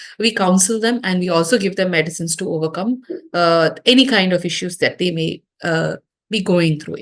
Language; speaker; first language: English; non-native, local second language; Tamil